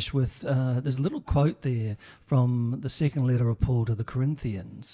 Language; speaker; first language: English; native; English